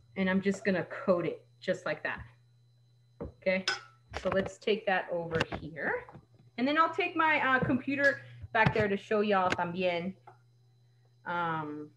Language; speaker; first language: English; native; English